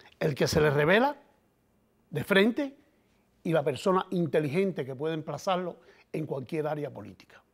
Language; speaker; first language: Spanish; native; Spanish